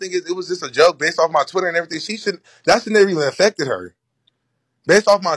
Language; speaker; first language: English; native; English